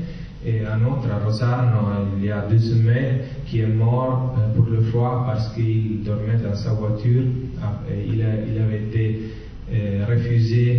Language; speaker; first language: French; non-native, fluent; Italian